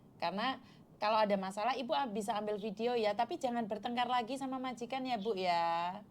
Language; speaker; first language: Indonesian; non-native, local second language; Javanese